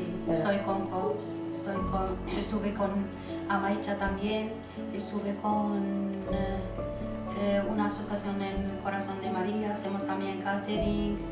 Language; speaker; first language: Spanish; non-native, local second language; Arabic